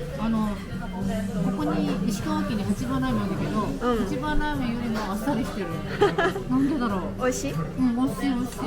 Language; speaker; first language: Japanese; native; Japanese